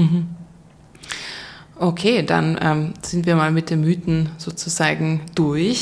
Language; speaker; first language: German; native; German